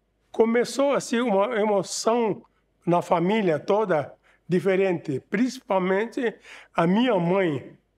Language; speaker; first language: Portuguese; non-native, fluent; Arabic